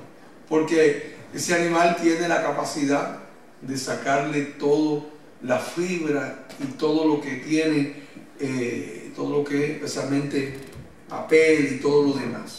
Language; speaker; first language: Spanish; native; Spanish